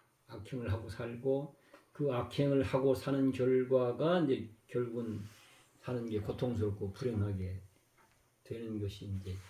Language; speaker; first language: Korean; native; Korean